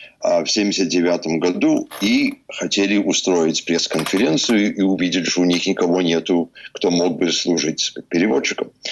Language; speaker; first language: Russian; early bilingual, heritage; English